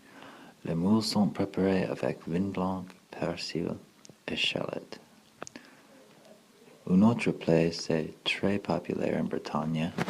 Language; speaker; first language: French; non-native, learner; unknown